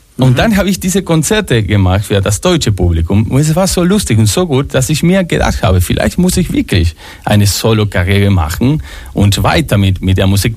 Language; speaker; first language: German; non-native, fluent; Spanish